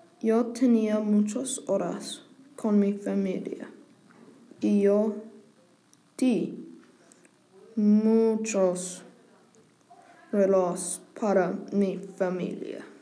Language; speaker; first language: Spanish; non-native, learner; English